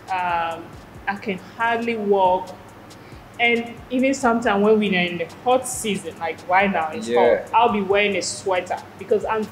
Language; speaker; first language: English; non-native, fluent; French